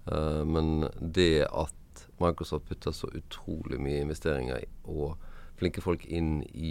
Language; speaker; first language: Norwegian; native; Norwegian